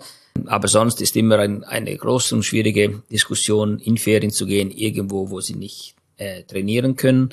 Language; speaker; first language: German; non-native, fluent; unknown